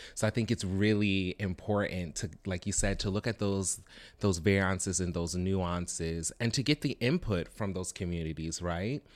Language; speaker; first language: English; native; English